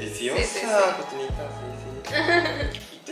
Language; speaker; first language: Spanish; non-native, learner; Japanese